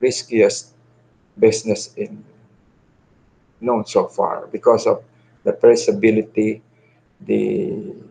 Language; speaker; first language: English; non-native, local second language; Filipino